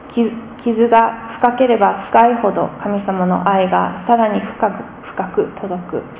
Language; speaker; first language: Japanese; non-native, fluent; English